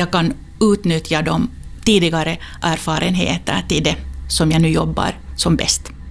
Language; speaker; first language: Swedish; non-native, local second language; Finnish